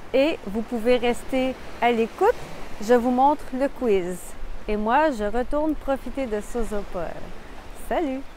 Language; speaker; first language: French; native; French